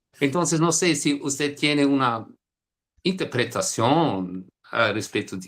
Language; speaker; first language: Spanish; non-native, fluent; Portuguese